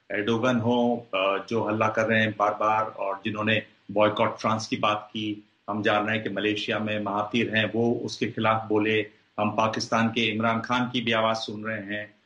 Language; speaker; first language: Hindi; native; Hindi